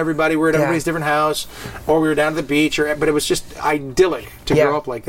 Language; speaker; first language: English; native; English